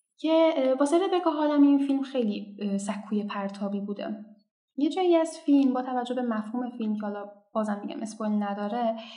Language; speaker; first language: Persian; non-native, local second language; Azerbaijani